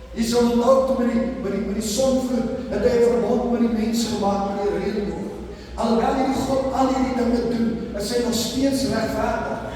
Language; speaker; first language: Afrikaans; non-native, local second language; English